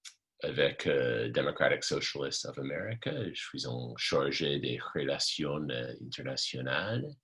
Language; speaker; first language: French; non-native, fluent; English